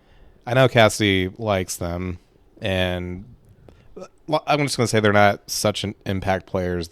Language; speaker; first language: English; native; English